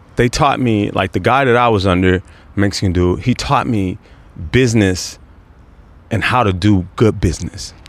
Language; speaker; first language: English; native; English